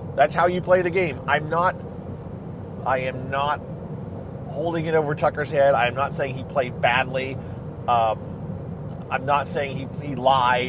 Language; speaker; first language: English; native; English